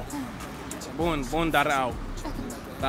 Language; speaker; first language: Romanian; non-native, learner; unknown